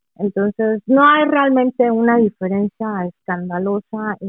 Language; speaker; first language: Spanish; native; Spanish